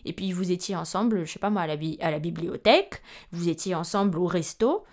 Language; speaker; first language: French; non-native, local second language; Malagasy